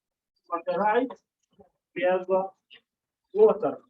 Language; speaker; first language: English; non-native, learner; Italian